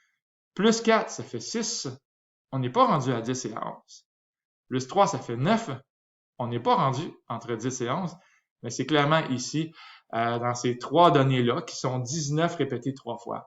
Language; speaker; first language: French; native; French